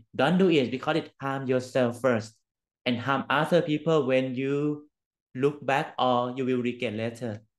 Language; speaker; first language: English; non-native, learner; Thai